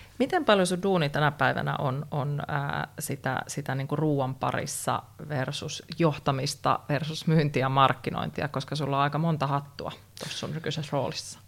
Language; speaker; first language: Finnish; native; Finnish